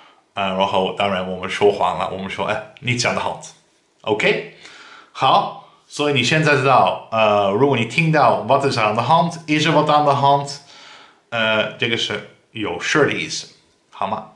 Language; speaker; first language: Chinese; non-native, fluent; Dutch